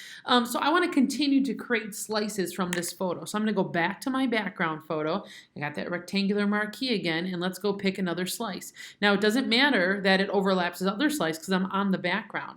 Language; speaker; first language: English; native; English